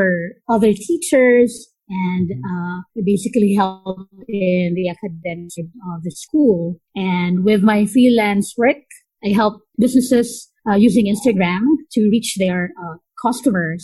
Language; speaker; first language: English; non-native, local second language; Filipino